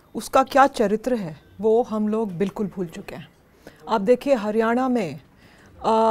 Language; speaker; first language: Hindi; native; Hindi